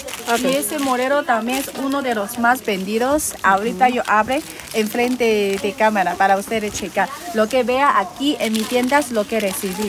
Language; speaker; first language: Spanish; non-native, learner; Chinese